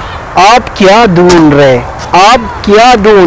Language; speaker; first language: Hindi; non-native, fluent; Arabic